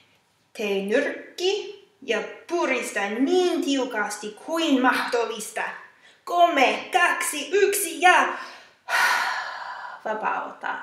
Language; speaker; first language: Finnish; non-native, fluent; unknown